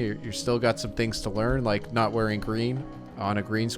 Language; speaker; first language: English; native; English